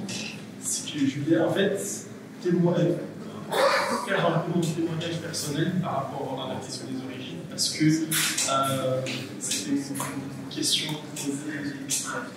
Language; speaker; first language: French; non-native, fluent; Portuguese